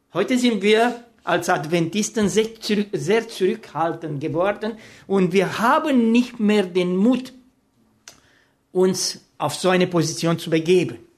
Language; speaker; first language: German; non-native, fluent; Romanian